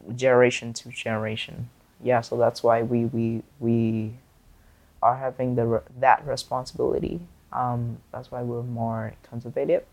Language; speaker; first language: English; non-native, fluent; Vietnamese